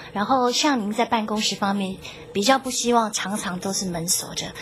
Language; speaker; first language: Chinese; native; Chinese